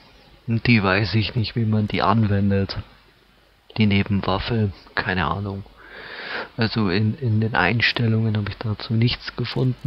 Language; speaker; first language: German; native; German